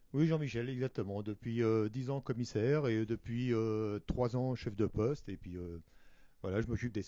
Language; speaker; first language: French; native; French